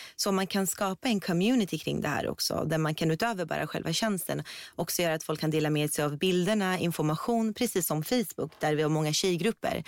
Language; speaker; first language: Swedish; early bilingual, other home language; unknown